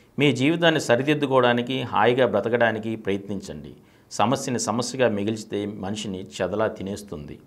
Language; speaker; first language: Telugu; native; Telugu